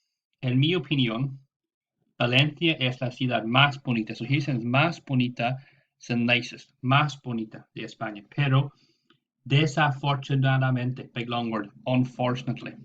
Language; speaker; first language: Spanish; non-native, fluent; English